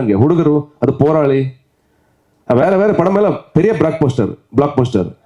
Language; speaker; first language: Tamil; non-native, local second language; Kannada